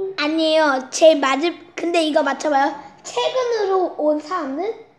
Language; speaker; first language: Korean; early bilingual, heritage; Korean